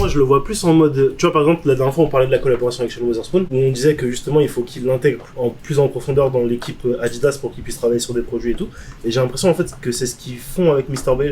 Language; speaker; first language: French; native; French